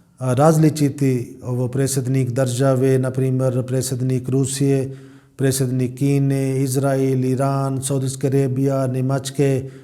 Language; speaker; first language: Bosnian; non-native, learner; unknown